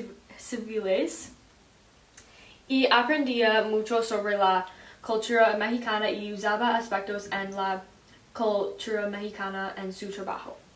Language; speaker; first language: Spanish; non-native, learner; English